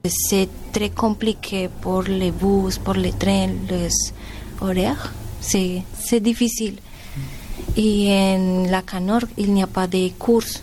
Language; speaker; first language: French; non-native, learner; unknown